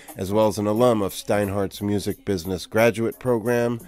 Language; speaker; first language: English; native; English